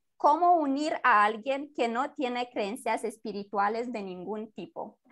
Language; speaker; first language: Spanish; native; Spanish